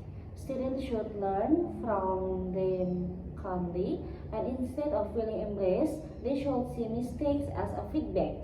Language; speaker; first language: English; non-native, learner; Indonesian